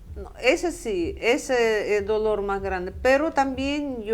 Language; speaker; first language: Spanish; non-native, fluent; Russian